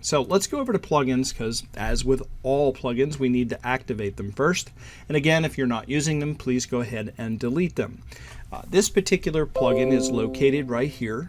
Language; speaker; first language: English; native; English